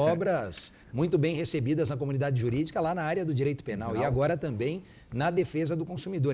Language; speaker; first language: Portuguese; native; Portuguese